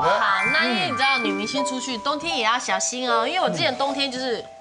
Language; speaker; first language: Chinese; native; Chinese